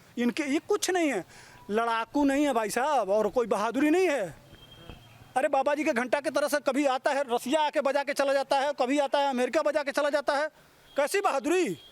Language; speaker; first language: Hindi; native; Hindi